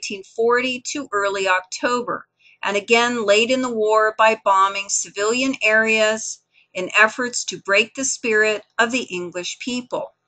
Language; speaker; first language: English; native; English